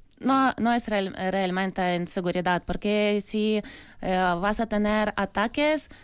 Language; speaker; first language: Spanish; non-native, learner; Ukrainian